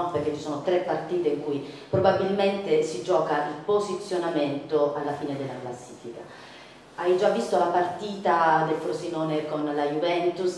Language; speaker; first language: Italian; native; Italian